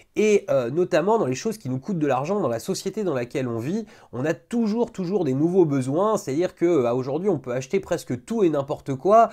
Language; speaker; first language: French; native; French